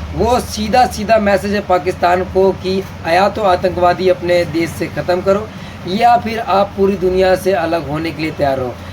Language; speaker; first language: Hindi; native; Hindi